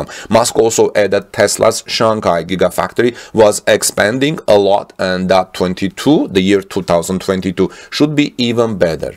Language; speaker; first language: English; non-native, fluent; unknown